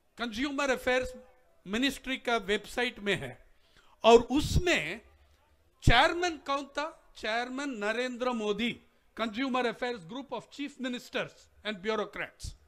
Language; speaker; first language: Hindi; non-native, local second language; Telugu